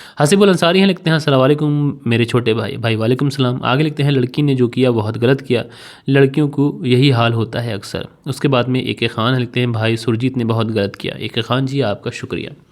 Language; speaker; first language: Hindi; native; Hindi